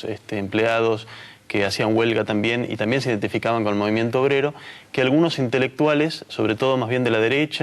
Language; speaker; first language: Spanish; native; Spanish